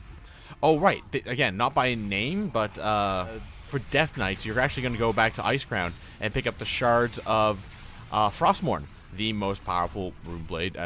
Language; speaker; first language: English; native; English